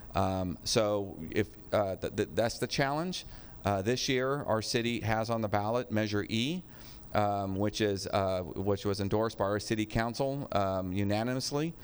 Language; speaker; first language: English; native; English